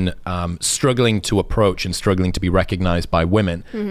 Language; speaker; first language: English; native; English